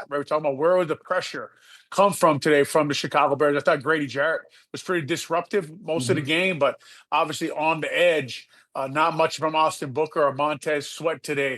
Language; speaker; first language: English; native; English